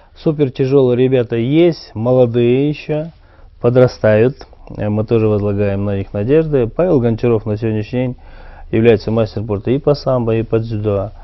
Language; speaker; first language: Russian; non-native, local second language; Kyrgyz